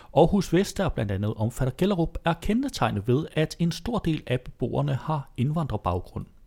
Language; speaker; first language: Danish; native; Danish